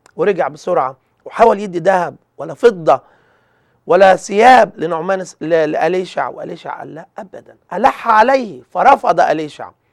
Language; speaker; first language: Arabic; native; Arabic